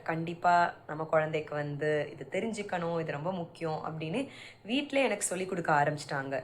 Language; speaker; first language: Tamil; early bilingual, heritage; Tamil